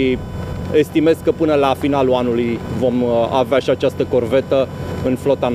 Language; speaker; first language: Romanian; native; Romanian